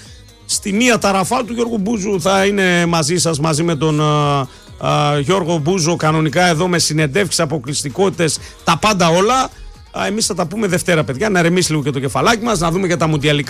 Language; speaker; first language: Greek; native; Greek